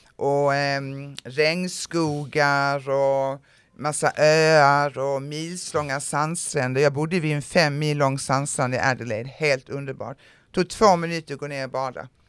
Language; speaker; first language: Swedish; native; Swedish